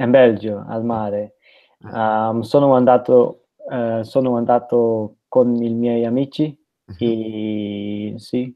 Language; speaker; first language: Italian; non-native, learner; Dutch